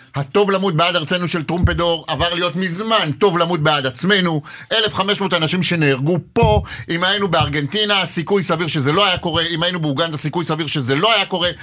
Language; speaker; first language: Hebrew; native; Hebrew